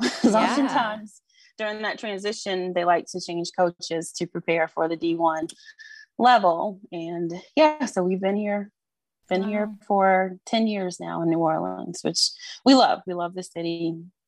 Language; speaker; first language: English; native; English